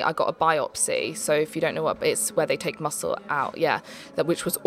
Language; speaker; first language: English; native; English